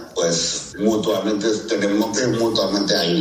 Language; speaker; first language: Spanish; non-native, fluent; Chinese